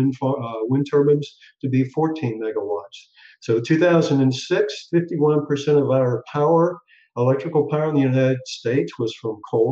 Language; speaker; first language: English; native; English